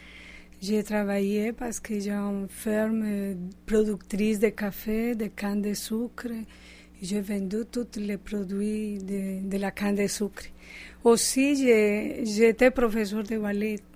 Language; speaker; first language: French; non-native, learner; Spanish